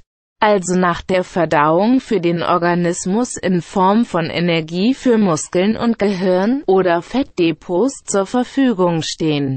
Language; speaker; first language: German; native; German